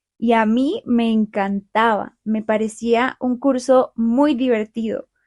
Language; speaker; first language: Spanish; native; Spanish